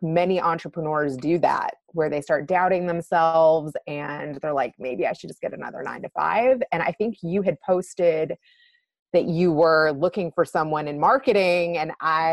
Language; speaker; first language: English; native; English